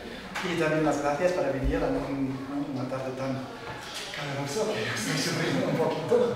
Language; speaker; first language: Spanish; non-native, fluent; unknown